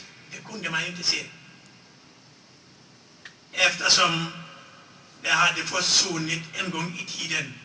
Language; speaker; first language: Swedish; non-native, fluent; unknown